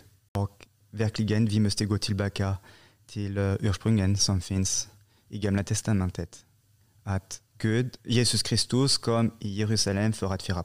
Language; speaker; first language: Swedish; non-native, fluent; French